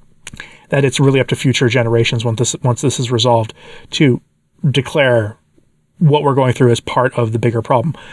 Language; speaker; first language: English; native; English